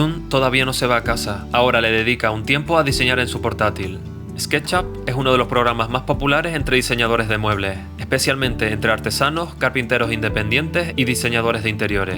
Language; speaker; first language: Spanish; native; Spanish